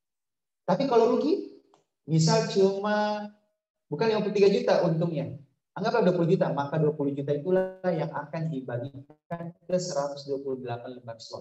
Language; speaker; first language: Indonesian; native; Indonesian